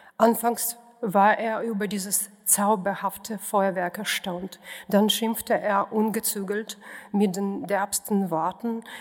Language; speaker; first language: German; non-native, fluent; Russian